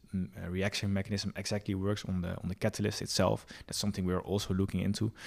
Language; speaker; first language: English; non-native, fluent; Dutch